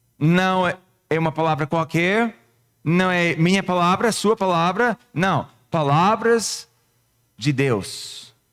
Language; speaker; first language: Portuguese; non-native, fluent; English